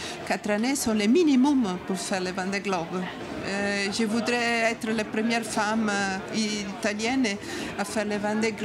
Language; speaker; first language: French; non-native, learner; Italian